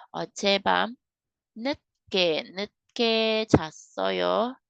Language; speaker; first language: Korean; non-native, learner; Kinaray-a